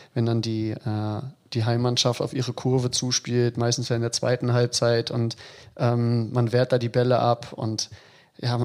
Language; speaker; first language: German; native; German